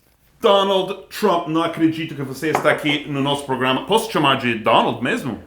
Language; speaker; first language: Portuguese; non-native, fluent; English